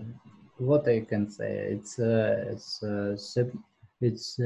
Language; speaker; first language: English; non-native, learner; Russian